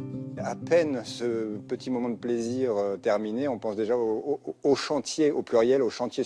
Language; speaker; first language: French; native; French